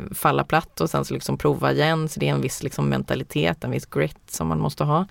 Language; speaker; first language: Swedish; early bilingual, heritage; Swedish